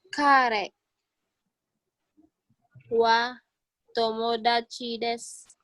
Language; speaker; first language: Japanese; non-native, learner; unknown